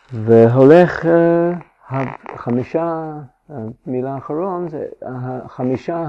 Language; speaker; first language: Hebrew; non-native, fluent; English